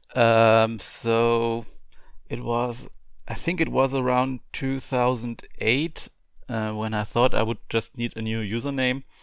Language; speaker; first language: English; non-native, fluent; German